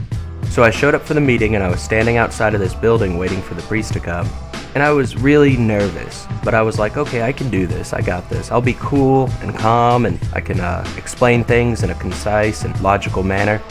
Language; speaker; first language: English; native; English